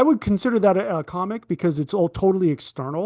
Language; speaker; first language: English; native; English